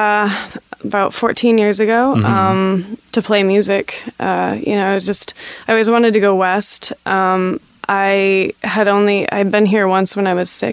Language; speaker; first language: English; native; English